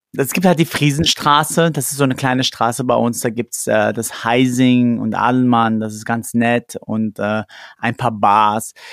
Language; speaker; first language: German; early bilingual, other home language; Persian